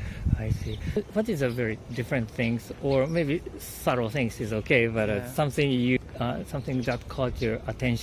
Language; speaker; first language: English; non-native, learner; Japanese